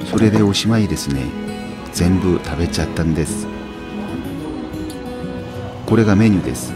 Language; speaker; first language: Japanese; non-native, learner; Korean